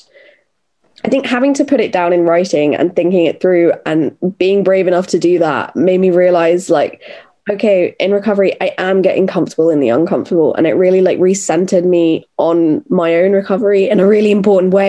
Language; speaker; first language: English; native; English